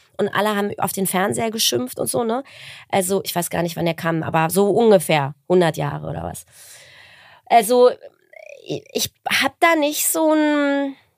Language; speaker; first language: German; native; German